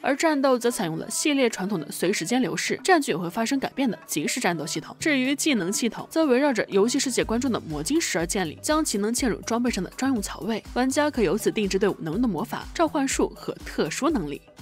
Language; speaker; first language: Chinese; native; Chinese